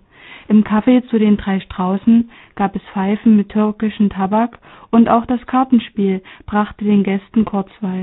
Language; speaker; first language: German; native; German